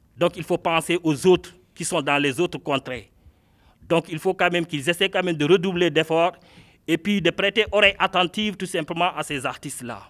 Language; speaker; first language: French; non-native, local second language; Wolof